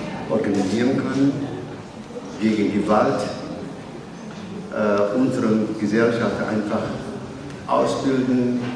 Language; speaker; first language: German; non-native, learner; Somali